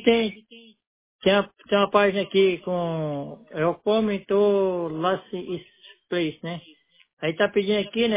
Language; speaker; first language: Spanish; non-native, learner; Portuguese